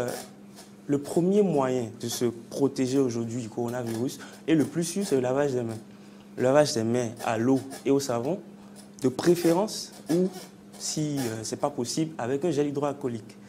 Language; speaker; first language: French; non-native, local second language; Fon